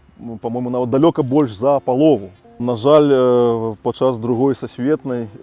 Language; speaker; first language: Belarusian; native; Belarusian